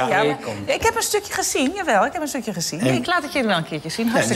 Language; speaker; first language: Dutch; native; Dutch